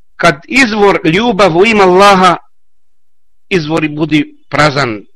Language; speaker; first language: Bosnian; non-native, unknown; Arabic